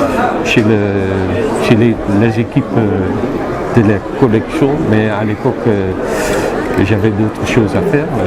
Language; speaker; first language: French; non-native, fluent; Dutch